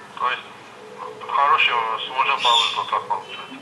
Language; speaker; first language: Russian; native; Russian